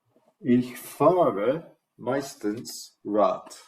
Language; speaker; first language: German; non-native, fluent; English